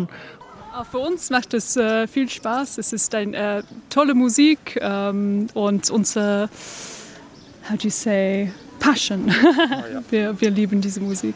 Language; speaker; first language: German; non-native, fluent; English